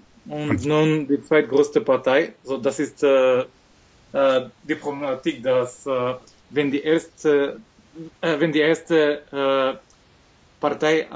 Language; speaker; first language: German; non-native, fluent; Macedonian